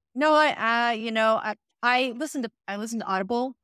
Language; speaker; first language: English; native; English